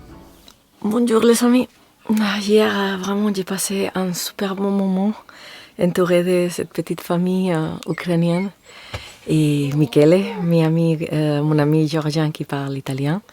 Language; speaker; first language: French; non-native, fluent; Spanish